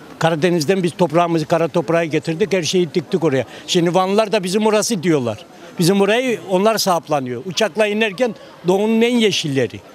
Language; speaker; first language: Turkish; native; Turkish